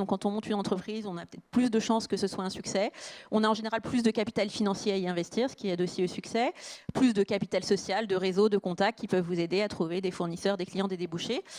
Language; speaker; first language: French; native; French